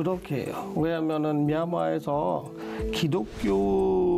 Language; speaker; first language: Korean; non-native, learner; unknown